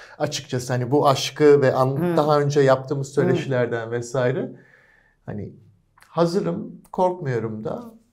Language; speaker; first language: Turkish; native; Turkish